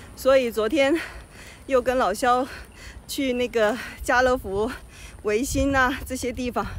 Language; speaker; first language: Chinese; native; Chinese